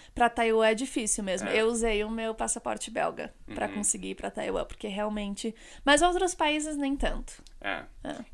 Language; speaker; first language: Portuguese; native; Portuguese